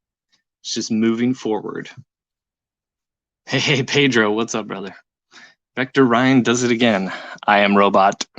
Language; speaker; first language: English; native; English